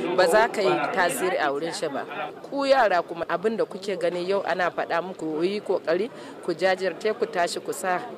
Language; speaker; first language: Hausa; non-native, local second language; Kanuri